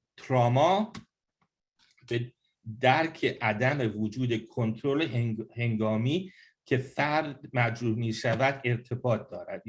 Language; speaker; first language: Persian; early bilingual, heritage; Persian